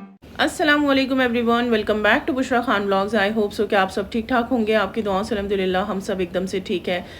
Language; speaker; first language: Hindi; native; Hindi